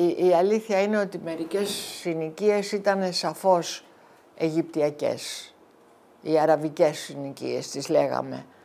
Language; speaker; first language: Greek; early bilingual, heritage; Greek